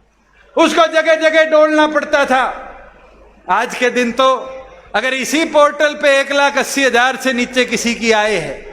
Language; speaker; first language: Hindi; native; Hindi